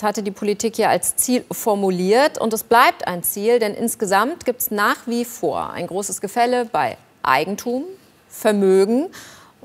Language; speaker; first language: German; native; German